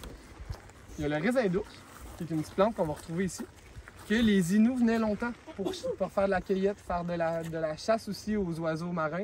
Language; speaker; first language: French; native; French